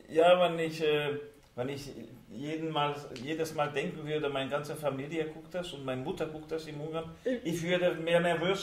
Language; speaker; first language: German; non-native, fluent; Hungarian